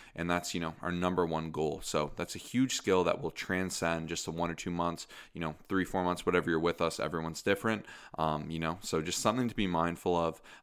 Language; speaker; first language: English; native; English